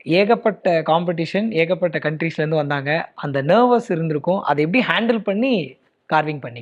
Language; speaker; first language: Tamil; native; Tamil